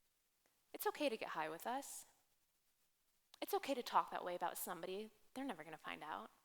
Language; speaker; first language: English; native; English